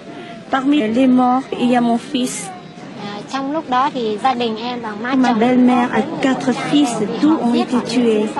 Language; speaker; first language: French; non-native, local second language; Vietnamese